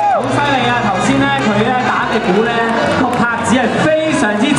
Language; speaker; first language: Cantonese; native; Cantonese